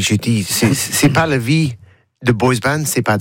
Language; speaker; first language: French; non-native, learner; English